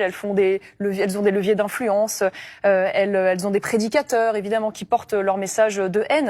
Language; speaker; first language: French; native; French